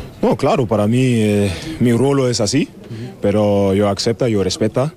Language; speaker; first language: Spanish; non-native, fluent; German